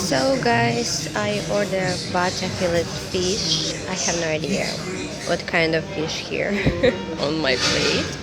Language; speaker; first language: English; non-native, learner; Russian